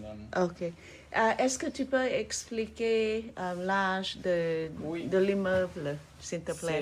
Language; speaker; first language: French; non-native, learner; English